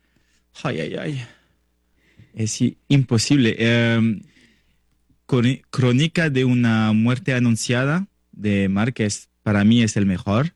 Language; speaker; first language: Spanish; non-native, learner; French